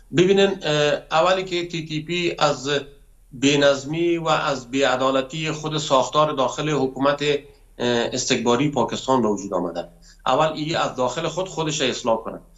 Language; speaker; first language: Persian; non-native, local second language; Pashto